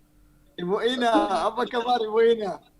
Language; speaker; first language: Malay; non-native, learner; Arabic